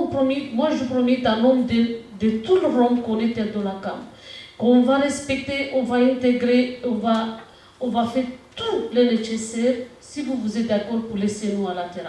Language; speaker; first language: French; non-native, learner; Romanian